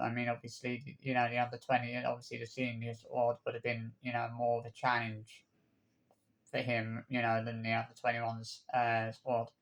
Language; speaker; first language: English; native; English